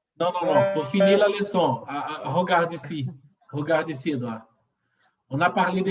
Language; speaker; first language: French; non-native, fluent; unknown